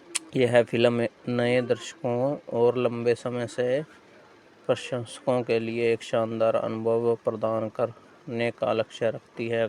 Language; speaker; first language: Hindi; native; Hindi